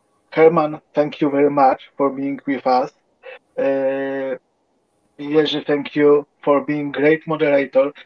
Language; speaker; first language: English; non-native, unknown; Polish